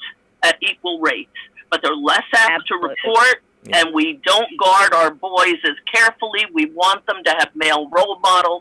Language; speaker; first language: English; native; English